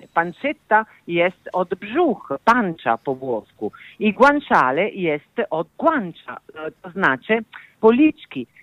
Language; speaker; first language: Polish; non-native, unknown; Italian